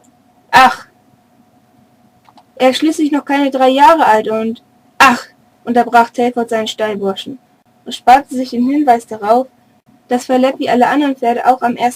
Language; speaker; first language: German; native; German